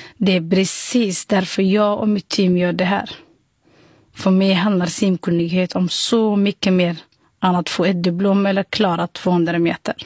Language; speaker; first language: Swedish; non-native, fluent; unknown